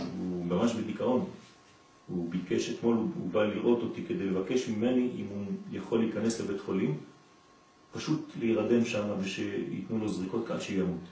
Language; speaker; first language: Hebrew; non-native, fluent; French